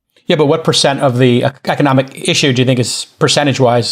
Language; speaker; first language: English; native; English